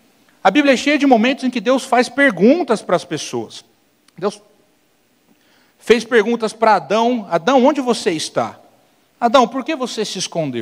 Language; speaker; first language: Portuguese; native; Portuguese